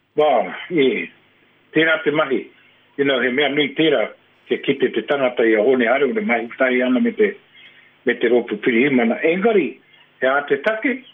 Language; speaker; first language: Māori; non-native, local second language; English